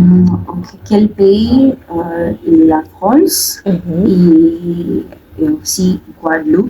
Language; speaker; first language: French; non-native, learner; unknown